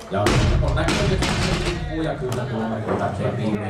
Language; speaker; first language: Finnish; native; Finnish